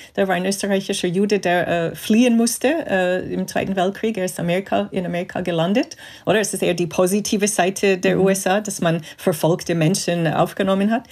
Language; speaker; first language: German; non-native, fluent; English